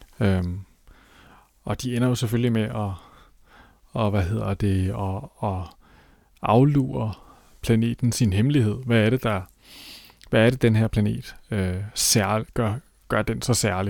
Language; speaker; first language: Danish; native; Danish